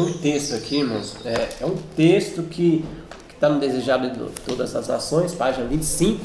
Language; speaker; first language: Portuguese; native; Portuguese